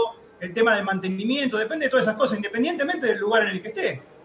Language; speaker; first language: Spanish; native; Spanish